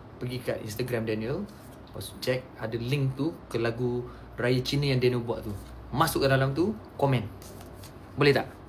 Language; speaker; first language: Malay; non-native, local second language; Chinese